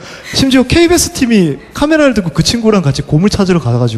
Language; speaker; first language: Korean; native; Korean